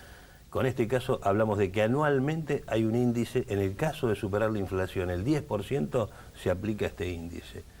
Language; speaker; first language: Spanish; native; Spanish